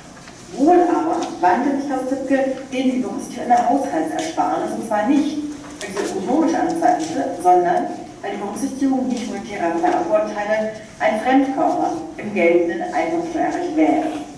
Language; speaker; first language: German; native; German